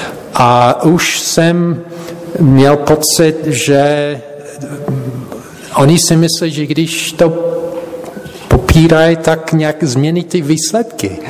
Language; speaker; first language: Czech; non-native, fluent; English